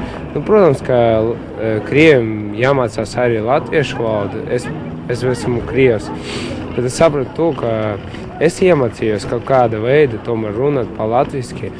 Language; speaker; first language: Latvian; non-native, local second language; Russian